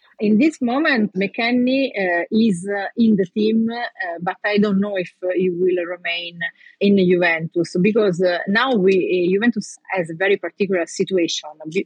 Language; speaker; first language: English; non-native, learner; Italian